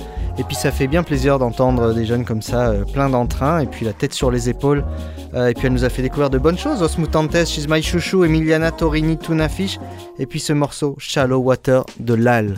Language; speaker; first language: French; native; French